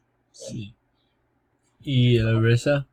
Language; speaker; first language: Spanish; non-native, learner; English